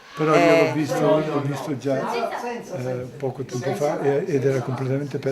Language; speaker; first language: Italian; native; Italian